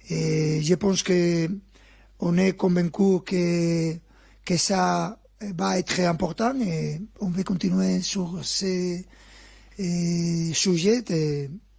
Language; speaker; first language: French; non-native, fluent; Spanish